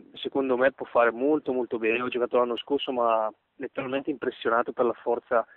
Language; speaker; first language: Italian; native; Italian